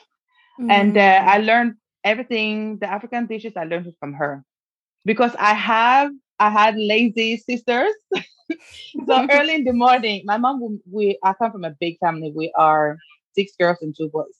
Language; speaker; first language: English; non-native, fluent; Norwegian